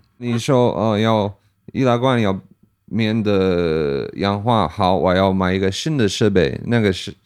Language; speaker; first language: Chinese; non-native, fluent; English